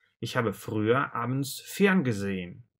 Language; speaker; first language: German; non-native, fluent; Russian